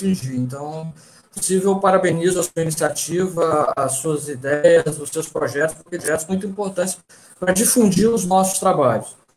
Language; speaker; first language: Portuguese; native; Portuguese